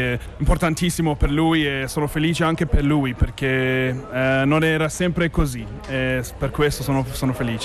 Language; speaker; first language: Italian; non-native, learner; English